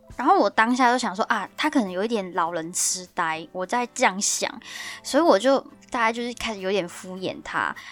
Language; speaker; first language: Chinese; native; Chinese